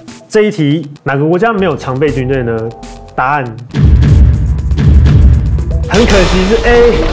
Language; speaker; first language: Chinese; native; Chinese